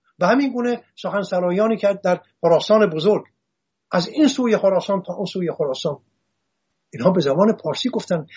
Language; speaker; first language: Persian; non-native, local second language; Assyrian Neo-Aramaic